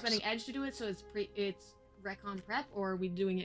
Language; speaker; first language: English; native; English